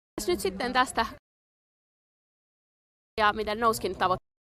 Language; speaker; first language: Finnish; native; Finnish